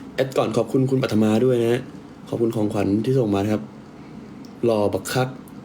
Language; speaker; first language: Thai; native; Thai